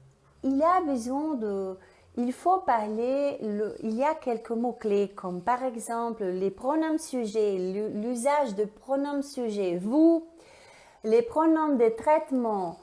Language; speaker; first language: French; non-native, fluent; Portuguese